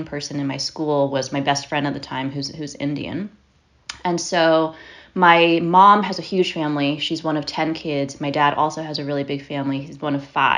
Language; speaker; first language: English; native; English